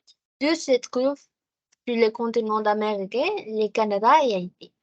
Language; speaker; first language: French; non-native, learner; Spanish